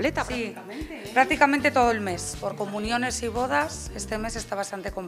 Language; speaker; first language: Spanish; native; Spanish